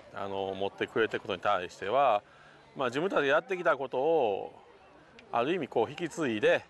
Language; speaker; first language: Japanese; native; Japanese